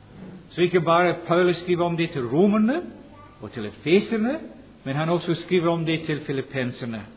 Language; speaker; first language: Norwegian; non-native, fluent; English